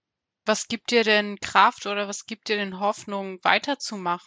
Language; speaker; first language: German; native; German